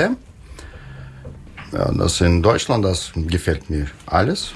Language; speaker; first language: German; non-native, learner; Russian